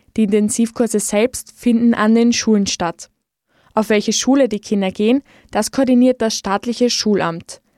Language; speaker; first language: German; native; German